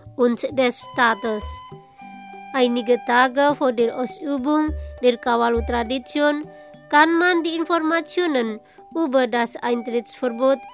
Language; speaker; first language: German; non-native, learner; Indonesian